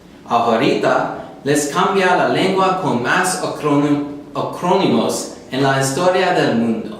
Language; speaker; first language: Spanish; non-native, learner; English